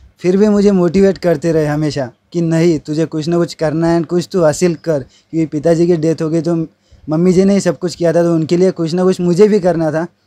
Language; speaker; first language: Hindi; non-native, local second language; Marathi